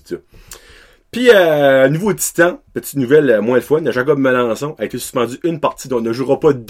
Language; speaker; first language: French; native; French